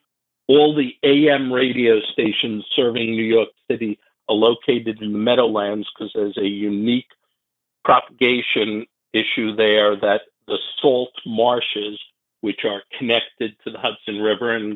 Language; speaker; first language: English; native; English